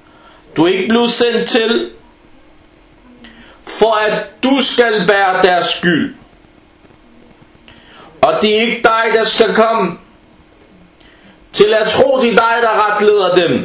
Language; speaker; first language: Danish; non-native, fluent; Arabic